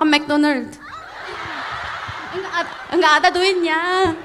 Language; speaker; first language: Indonesian; non-native, fluent; Korean